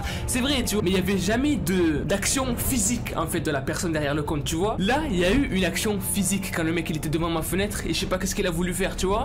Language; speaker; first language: French; native; French